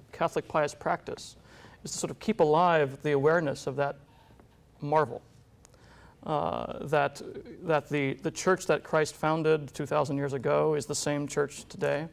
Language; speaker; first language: English; native; English